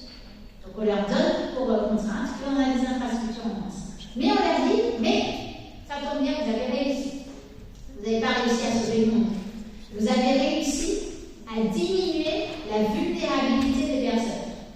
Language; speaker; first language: French; native; French